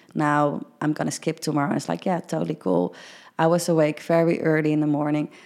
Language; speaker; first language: English; early bilingual, heritage; Dutch